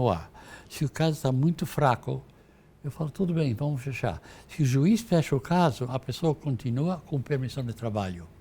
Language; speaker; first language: Portuguese; non-native, fluent; English